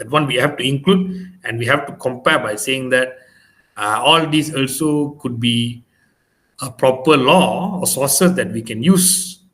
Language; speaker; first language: English; non-native, local second language; Malay